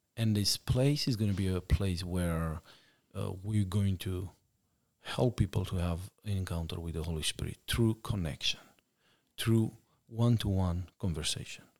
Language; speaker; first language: English; non-native, fluent; Romanian